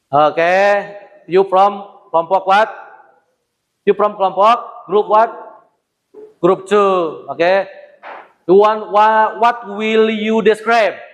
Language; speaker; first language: English; non-native, learner; Indonesian